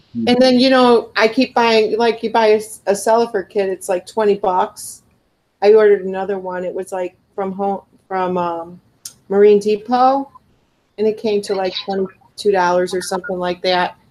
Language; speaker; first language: English; native; English